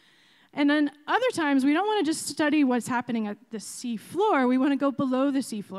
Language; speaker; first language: English; native; English